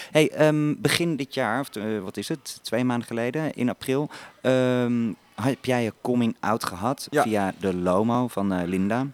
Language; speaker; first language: Dutch; native; Dutch